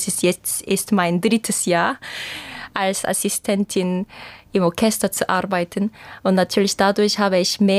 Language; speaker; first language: German; non-native, fluent; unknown